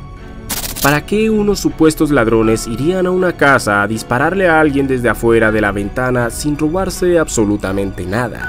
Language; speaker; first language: Spanish; native; Spanish